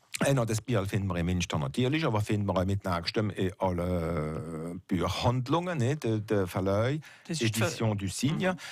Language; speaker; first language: German; non-native, local second language; French